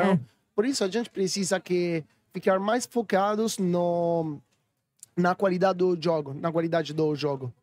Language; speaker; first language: Portuguese; non-native, learner; Italian